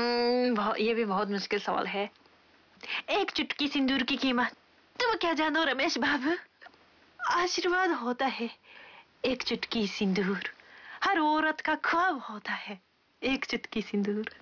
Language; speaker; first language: Hindi; non-native, fluent; Japanese